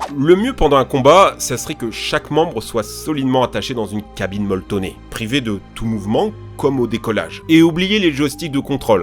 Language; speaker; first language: French; native; French